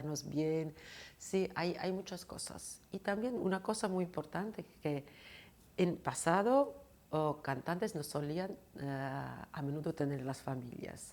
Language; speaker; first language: Spanish; non-native, fluent; Georgian